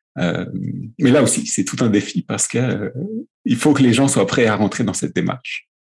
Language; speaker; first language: French; native; French